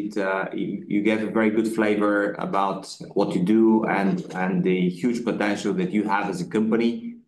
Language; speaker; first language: English; non-native, fluent; Bulgarian